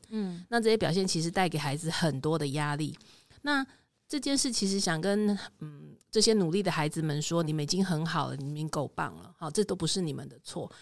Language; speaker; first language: Chinese; native; Chinese